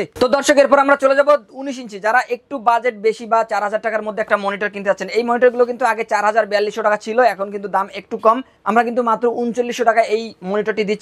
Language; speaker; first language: Bangla; native; Bangla